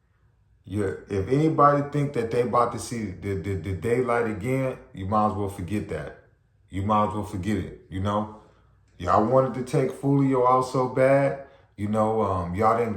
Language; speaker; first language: English; native; English